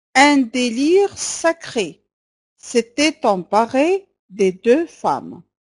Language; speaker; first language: French; non-native, local second language; Arabic